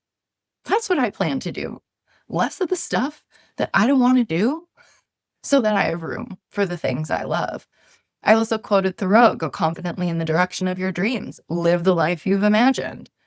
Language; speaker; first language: English; native; English